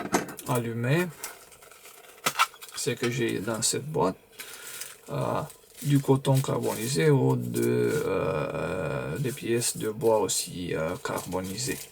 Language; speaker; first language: French; non-native, fluent; Romanian